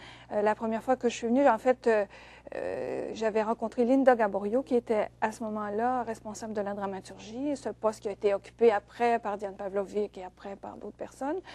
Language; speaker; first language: French; native; French